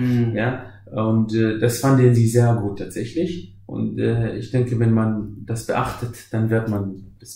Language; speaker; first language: German; non-native, fluent; Arabic